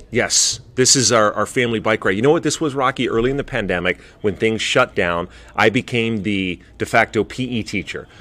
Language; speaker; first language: English; native; English